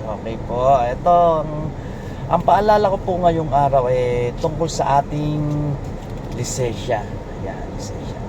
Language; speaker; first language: Filipino; native; Filipino